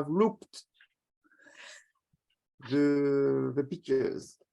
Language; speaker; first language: English; non-native, learner; French